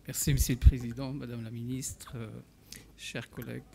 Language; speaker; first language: French; non-native, local second language; Arabic